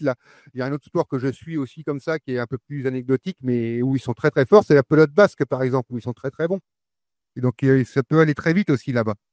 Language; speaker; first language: French; native; French